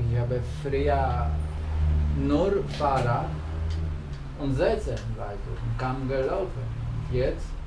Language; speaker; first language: German; non-native, learner; Polish